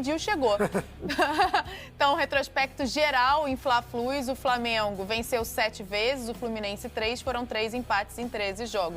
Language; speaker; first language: Portuguese; native; Portuguese